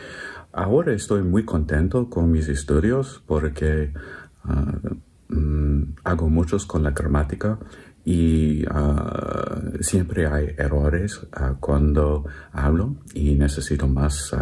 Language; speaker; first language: Spanish; non-native, learner; English